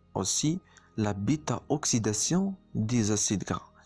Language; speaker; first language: French; non-native, local second language; Arabic